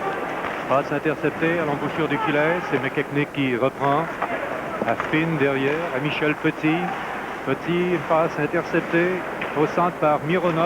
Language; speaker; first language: French; native; French